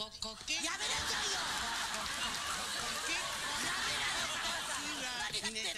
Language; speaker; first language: Japanese; native; Japanese